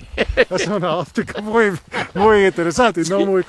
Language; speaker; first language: Spanish; non-native, learner; English